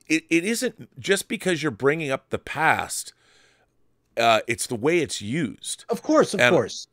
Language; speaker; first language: English; native; English